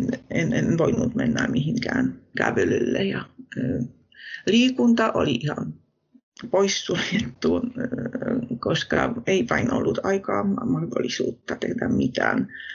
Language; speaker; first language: Finnish; non-native, fluent; Polish